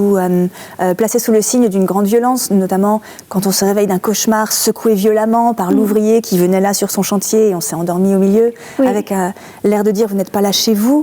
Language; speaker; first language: French; native; French